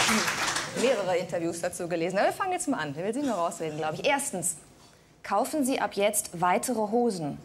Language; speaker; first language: German; native; German